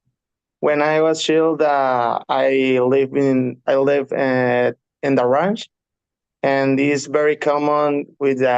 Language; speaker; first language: English; non-native, learner; Spanish